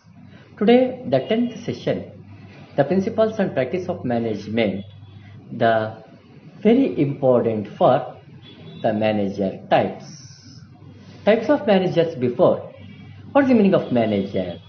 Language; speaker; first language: English; non-native, local second language; Kannada